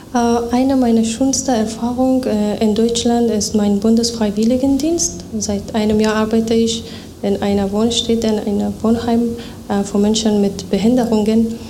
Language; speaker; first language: German; non-native, fluent; Persian